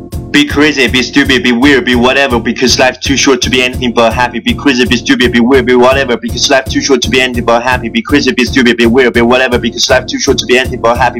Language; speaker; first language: English; non-native, fluent; Chinese